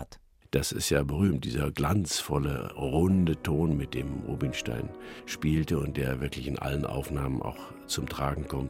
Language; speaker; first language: German; native; German